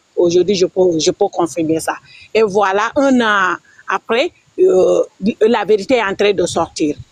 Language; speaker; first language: French; non-native, local second language; Wolof